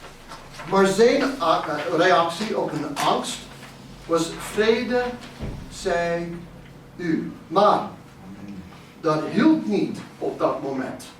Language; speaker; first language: Dutch; non-native, fluent; English